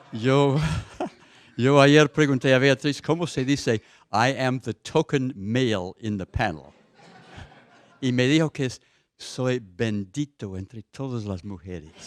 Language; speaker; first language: Spanish; non-native, fluent; English